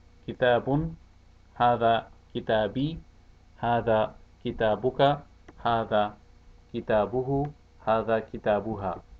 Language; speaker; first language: Arabic; non-native, fluent; English